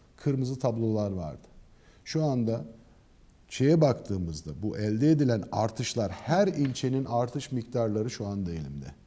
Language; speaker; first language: Turkish; native; Turkish